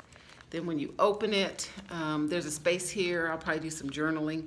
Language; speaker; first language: English; native; English